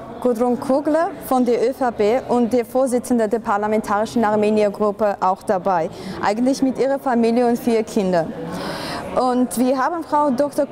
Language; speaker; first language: German; non-native, fluent; Armenian